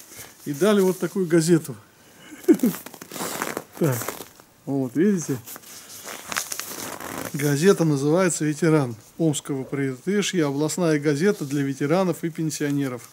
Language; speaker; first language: Russian; native; Russian